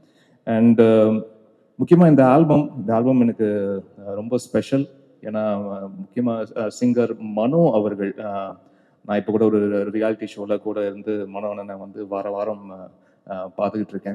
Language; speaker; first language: Tamil; native; Tamil